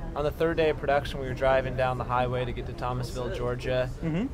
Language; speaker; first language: English; native; English